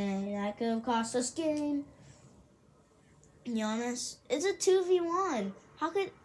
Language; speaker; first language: English; native; English